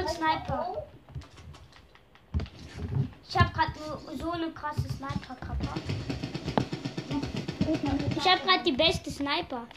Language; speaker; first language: German; native; German